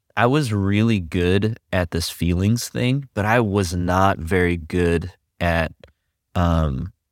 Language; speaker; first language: English; native; English